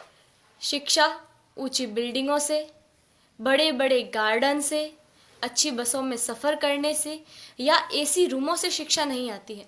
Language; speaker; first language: Hindi; native; Hindi